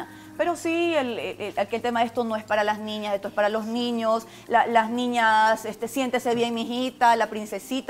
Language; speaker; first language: Spanish; native; Spanish